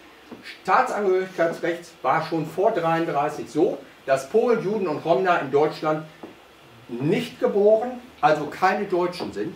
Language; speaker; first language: German; native; German